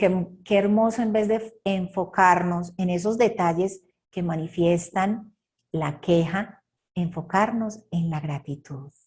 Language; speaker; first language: Spanish; native; Spanish